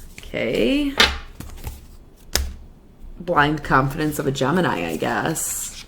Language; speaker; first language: English; native; English